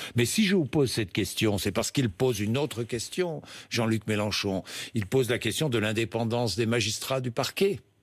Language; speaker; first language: French; native; French